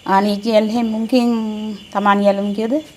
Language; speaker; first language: Arabic; non-native, learner; Sinhala